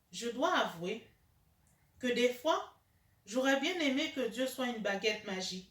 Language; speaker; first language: French; native; French